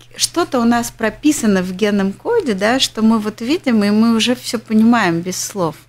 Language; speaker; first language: Russian; native; Russian